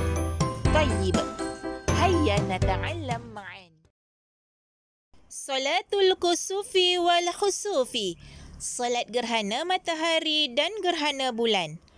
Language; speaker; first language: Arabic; non-native, fluent; Malay